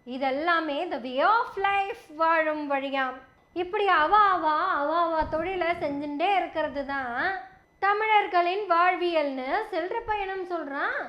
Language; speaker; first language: Tamil; native; Tamil